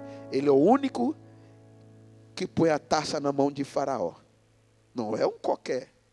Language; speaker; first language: Portuguese; non-native, fluent; English